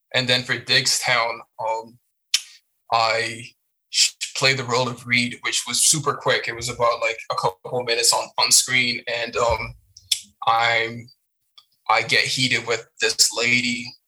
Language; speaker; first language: English; non-native, fluent; French